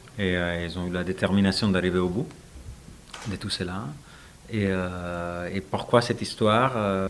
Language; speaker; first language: French; non-native, fluent; Italian